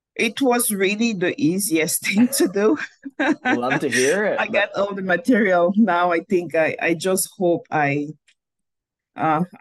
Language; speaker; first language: English; non-native, local second language; French